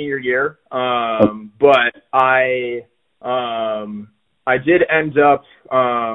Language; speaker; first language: English; native; English